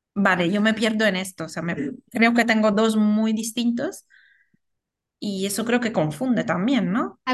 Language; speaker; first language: Spanish; non-native, fluent; Italian